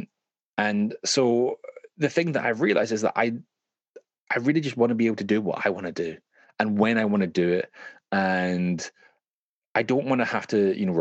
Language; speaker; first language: English; native; English